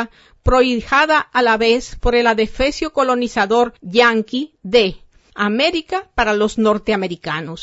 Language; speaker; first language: Spanish; native; Spanish